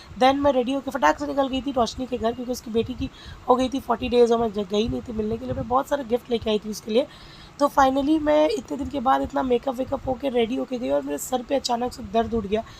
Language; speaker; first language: Hindi; non-native, local second language; Bangla